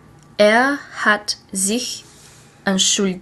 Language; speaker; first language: German; non-native, learner; English